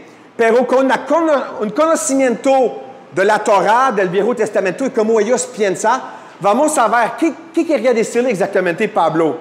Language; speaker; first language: Spanish; non-native, fluent; French